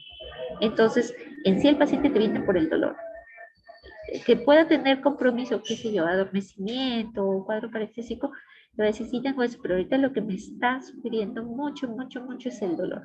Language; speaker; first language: Spanish; native; Spanish